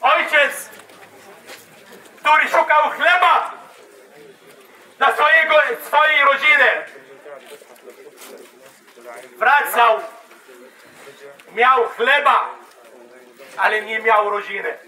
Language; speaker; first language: Polish; non-native, fluent; Arabic